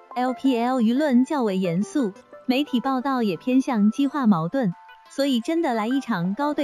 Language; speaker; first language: Chinese; native; Chinese